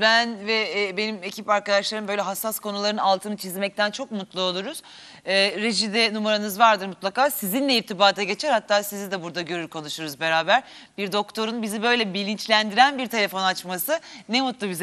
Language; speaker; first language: Turkish; native; Turkish